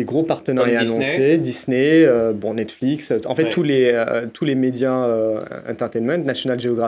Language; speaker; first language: French; native; French